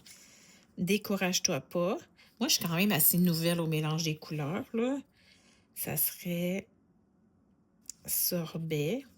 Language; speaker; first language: French; native; French